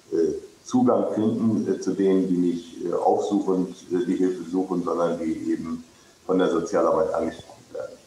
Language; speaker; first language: German; native; German